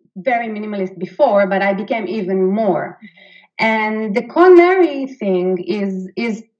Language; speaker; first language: English; non-native, fluent; Hebrew